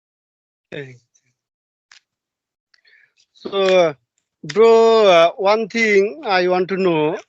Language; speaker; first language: English; non-native, learner; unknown